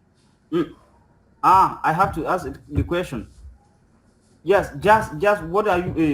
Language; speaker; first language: English; non-native, fluent; French